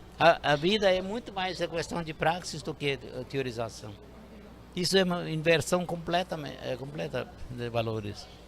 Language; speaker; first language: Portuguese; non-native, fluent; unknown